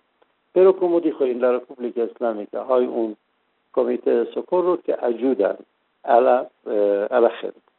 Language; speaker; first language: Spanish; non-native, fluent; Persian